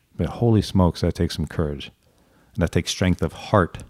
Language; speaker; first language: English; native; English